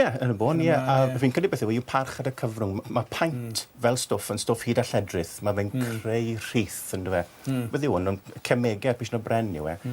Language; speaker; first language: Welsh; native; Welsh